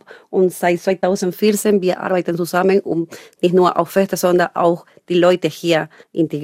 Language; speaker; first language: German; non-native, learner; Spanish